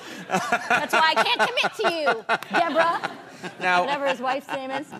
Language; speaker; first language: English; native; English